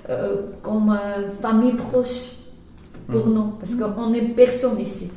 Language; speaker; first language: French; non-native, learner; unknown